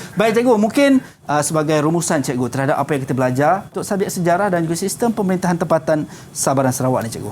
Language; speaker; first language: Malay; non-native, local second language; Central Dusun